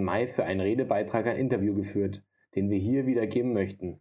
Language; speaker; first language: German; native; German